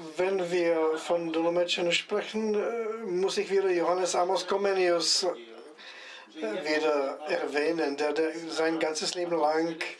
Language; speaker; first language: German; non-native, fluent; Czech